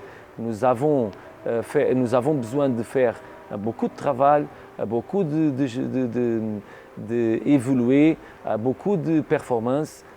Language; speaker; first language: French; non-native, learner; Portuguese